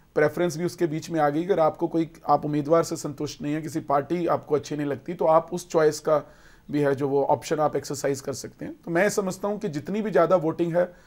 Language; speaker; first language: Hindi; native; Hindi